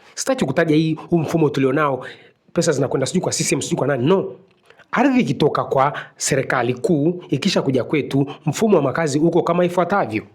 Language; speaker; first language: Swahili; native; Swahili